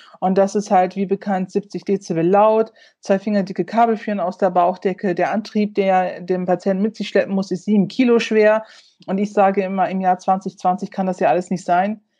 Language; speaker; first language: German; early bilingual, other home language; Turkish